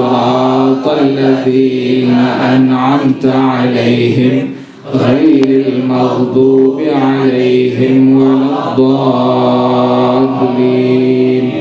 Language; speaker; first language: Arabic; non-native, fluent; Indonesian